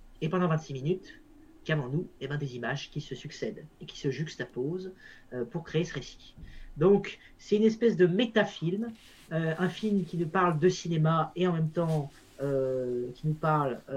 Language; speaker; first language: French; native; French